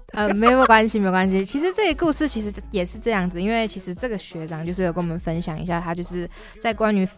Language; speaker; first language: Chinese; native; Chinese